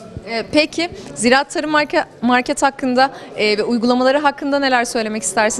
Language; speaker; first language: Turkish; native; Turkish